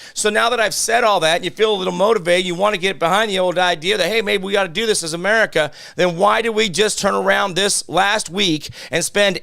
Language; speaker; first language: English; native; English